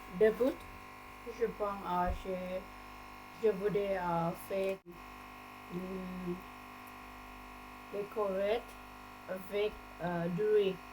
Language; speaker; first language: French; non-native, learner; Thai